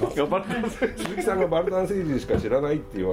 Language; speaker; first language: Japanese; native; Japanese